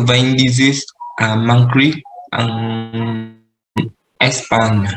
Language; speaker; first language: French; non-native, learner; Vietnamese